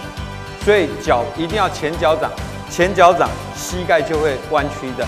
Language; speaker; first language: Chinese; native; Chinese